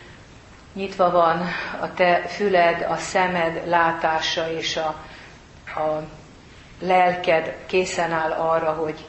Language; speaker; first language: Hungarian; native; Hungarian